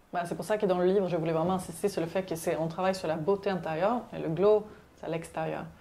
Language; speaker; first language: French; non-native, fluent; Swedish